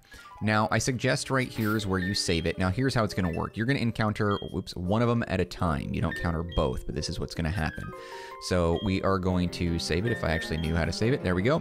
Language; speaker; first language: English; native; English